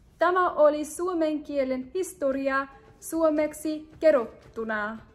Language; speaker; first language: Finnish; non-native, learner; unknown